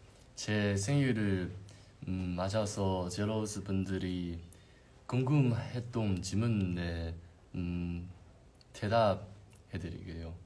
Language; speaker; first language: Korean; non-native, learner; Chinese